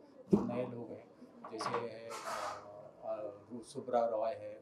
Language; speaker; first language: Hindi; native; Hindi